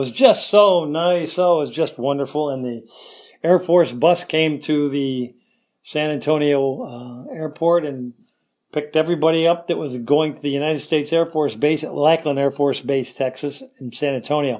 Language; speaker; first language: English; native; English